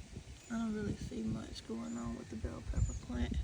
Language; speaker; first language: English; native; English